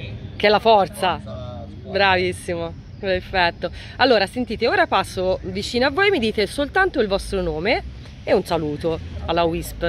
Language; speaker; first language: Italian; native; Italian